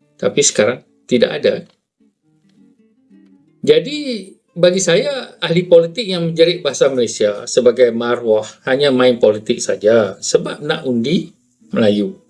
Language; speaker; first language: Malay; native; Malay